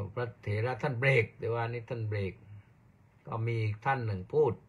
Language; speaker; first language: Thai; native; Thai